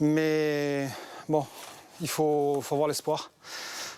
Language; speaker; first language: French; native; French